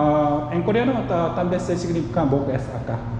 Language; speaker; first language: Spanish; non-native, learner; Korean